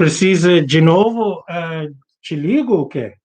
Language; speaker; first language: Portuguese; non-native, learner; English